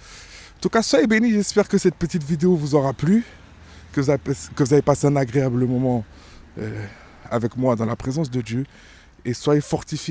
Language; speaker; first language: French; native; French